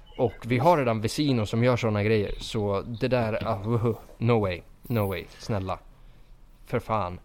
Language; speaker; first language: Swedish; native; Swedish